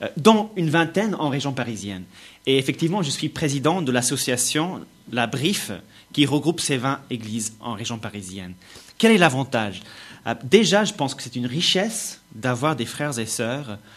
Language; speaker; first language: French; non-native, fluent; English